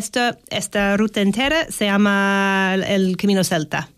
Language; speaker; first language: Spanish; non-native, fluent; English